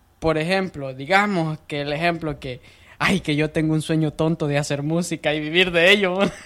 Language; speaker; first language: Spanish; native; Spanish